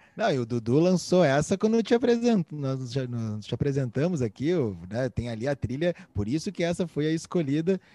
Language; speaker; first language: Portuguese; native; Portuguese